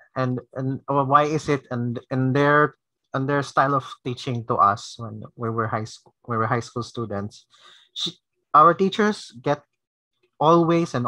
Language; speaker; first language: English; non-native, local second language; Cebuano